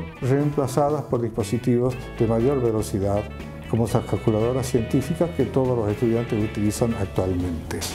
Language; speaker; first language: Spanish; native; Spanish